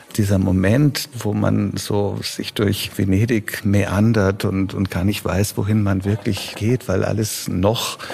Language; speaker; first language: German; native; German